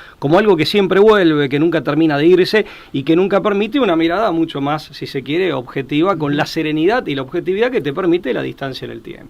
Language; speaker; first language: Spanish; native; Spanish